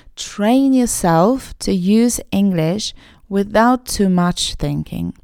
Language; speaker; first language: English; non-native, fluent; Polish